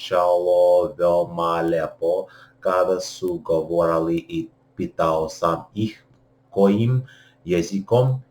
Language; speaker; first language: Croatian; non-native, learner; English